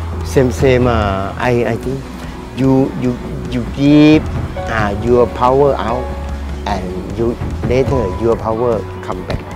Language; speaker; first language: English; non-native, learner; Thai